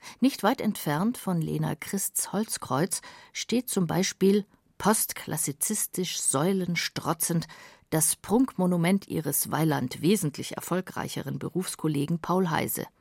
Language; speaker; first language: German; native; German